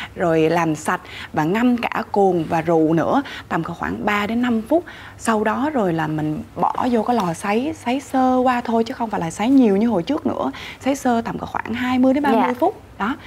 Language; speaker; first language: Vietnamese; native; Vietnamese